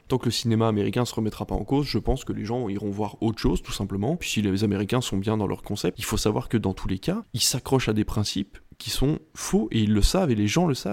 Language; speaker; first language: French; native; French